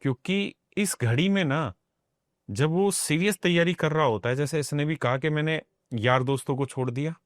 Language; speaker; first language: Hindi; non-native, local second language; Punjabi